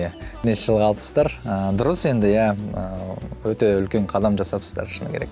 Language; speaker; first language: Kazakh; native; Kazakh